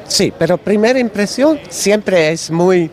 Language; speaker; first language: Spanish; non-native, learner; Dutch